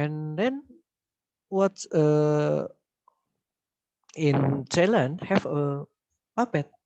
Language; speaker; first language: English; non-native, learner; Indonesian